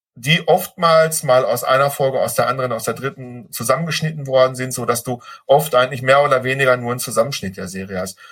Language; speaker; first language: German; native; German